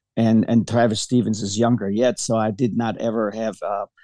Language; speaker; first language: English; early bilingual, other home language; German